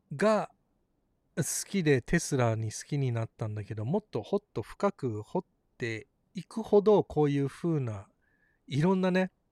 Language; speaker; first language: Japanese; early bilingual, heritage; Japanese